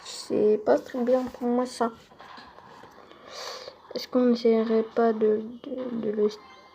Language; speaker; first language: French; native; French